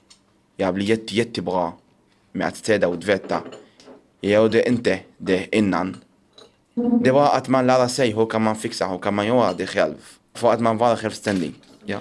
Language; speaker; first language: Swedish; non-native, local second language; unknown